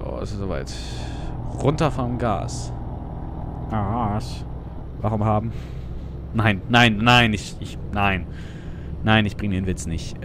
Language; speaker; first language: German; native; German